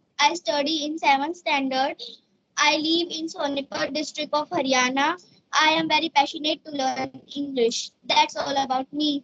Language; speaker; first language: English; non-native, learner; Hindi